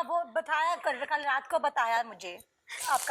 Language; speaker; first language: Hindi; non-native, learner; English